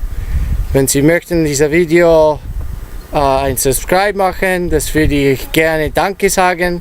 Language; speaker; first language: German; non-native, learner; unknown